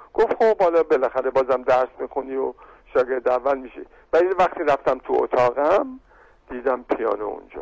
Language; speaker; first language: Persian; native; Persian